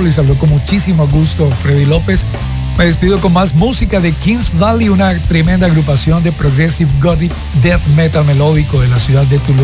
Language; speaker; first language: Spanish; native; Spanish